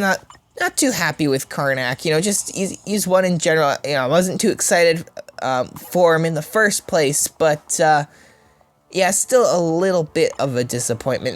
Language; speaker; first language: English; native; English